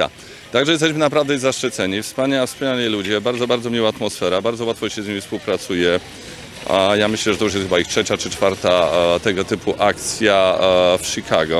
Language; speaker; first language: Polish; native; Polish